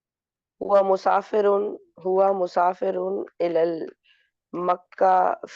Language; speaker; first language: Arabic; non-native, learner; Urdu